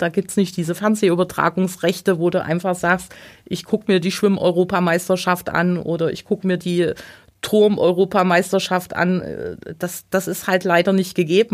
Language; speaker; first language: German; native; German